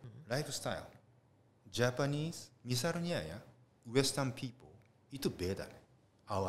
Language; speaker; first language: Indonesian; non-native, learner; Japanese